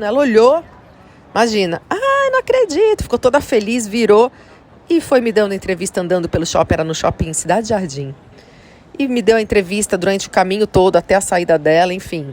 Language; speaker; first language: Portuguese; native; Portuguese